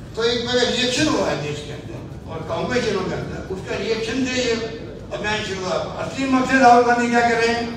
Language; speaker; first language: Hindi; native; Hindi